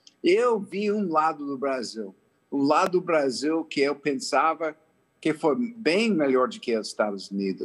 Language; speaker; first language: Portuguese; non-native, fluent; English